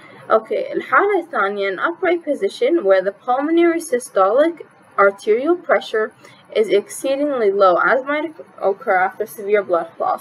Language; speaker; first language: English; non-native, fluent; Arabic